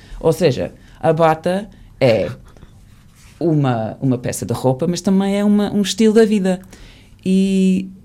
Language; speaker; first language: Portuguese; non-native, fluent; English